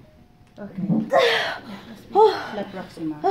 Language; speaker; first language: Spanish; non-native, learner; English